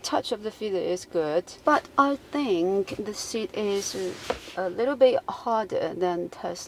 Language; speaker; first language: English; non-native, fluent; Chinese